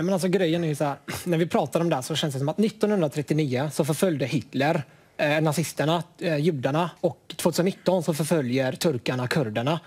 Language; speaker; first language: Swedish; native; Swedish